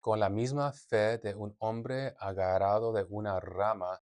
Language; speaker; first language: Spanish; non-native, learner; English